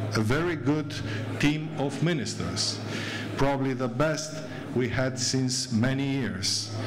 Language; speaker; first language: English; non-native, fluent; Romanian